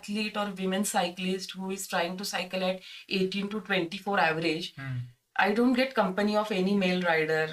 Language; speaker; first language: English; non-native, local second language; Marathi